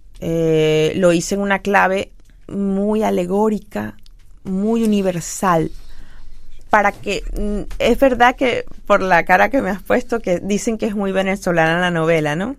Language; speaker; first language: Spanish; native; Spanish